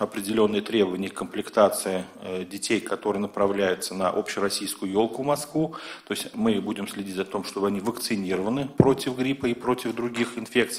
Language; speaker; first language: Russian; native; Russian